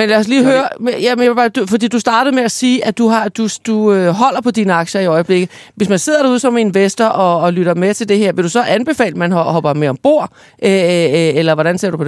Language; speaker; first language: Danish; native; Danish